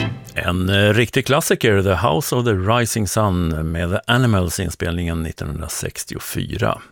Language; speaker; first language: Swedish; native; Swedish